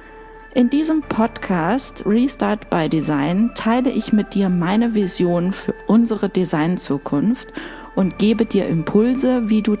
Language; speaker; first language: German; native; German